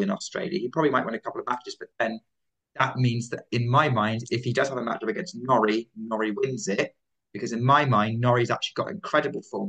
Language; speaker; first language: English; native; English